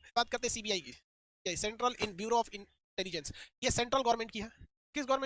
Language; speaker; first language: Hindi; native; Hindi